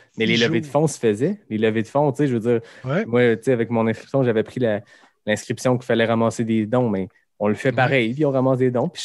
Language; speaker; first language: French; native; French